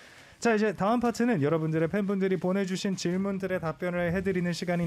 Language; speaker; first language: Korean; native; Korean